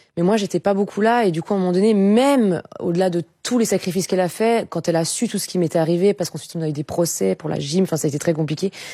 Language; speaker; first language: French; native; French